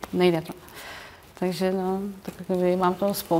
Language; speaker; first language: Czech; non-native, fluent; Ukrainian